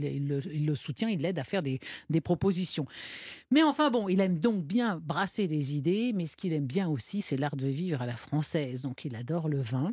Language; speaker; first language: French; native; French